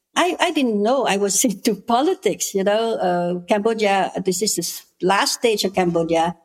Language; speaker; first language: English; non-native, fluent; Khmer